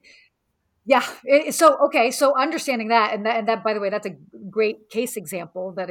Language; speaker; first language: English; native; English